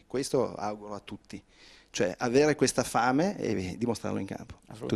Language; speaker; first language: Italian; native; Italian